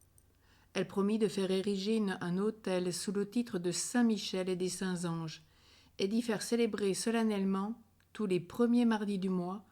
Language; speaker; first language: French; native; French